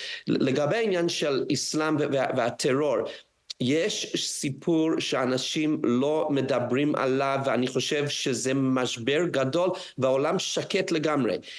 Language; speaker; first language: Hebrew; non-native, fluent; English